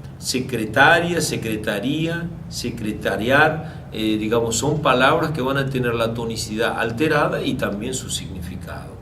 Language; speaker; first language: Spanish; non-native, fluent; Portuguese